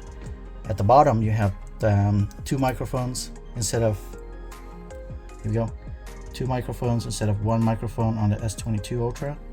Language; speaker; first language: English; native; English